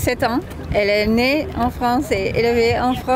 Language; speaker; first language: French; non-native, fluent; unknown